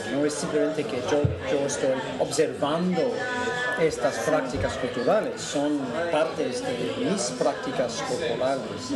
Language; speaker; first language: Spanish; non-native, fluent; English